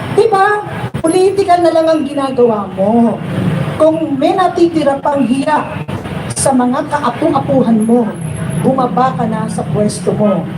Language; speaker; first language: Filipino; native; Filipino